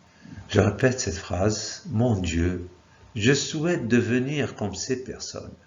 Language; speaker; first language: French; non-native, local second language; Arabic